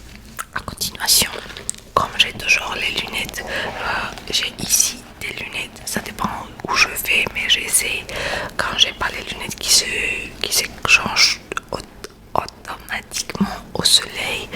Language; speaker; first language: French; non-native, learner; Spanish